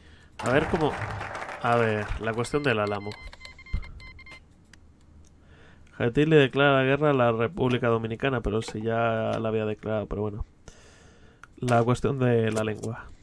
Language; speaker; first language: Spanish; native; Spanish